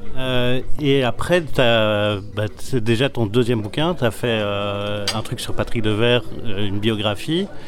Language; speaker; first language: French; native; French